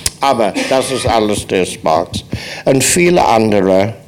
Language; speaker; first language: German; non-native, fluent; English